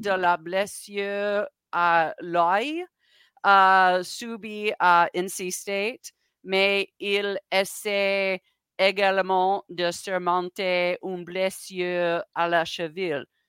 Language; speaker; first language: French; non-native, learner; English